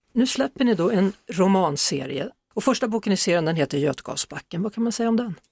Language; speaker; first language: Swedish; native; Swedish